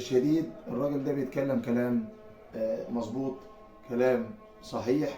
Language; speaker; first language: Egyptian Arabic; native; Egyptian Arabic